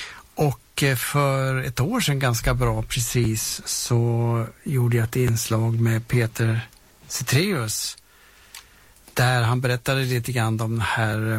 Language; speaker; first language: Swedish; native; Swedish